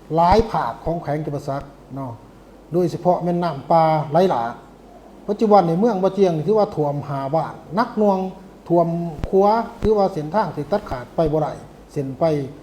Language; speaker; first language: Lao; native; Lao